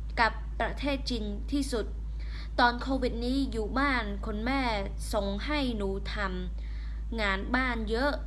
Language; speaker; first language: Thai; non-native, learner; Khmer